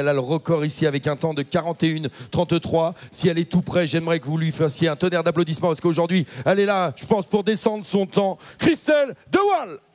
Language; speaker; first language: French; native; French